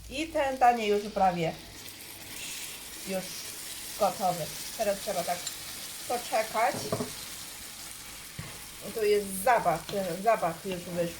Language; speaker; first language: Polish; non-native, learner; Chinese